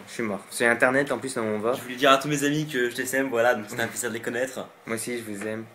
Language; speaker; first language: French; native; French